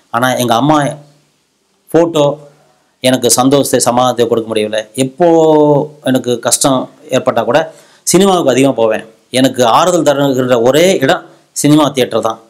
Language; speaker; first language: Tamil; non-native, local second language; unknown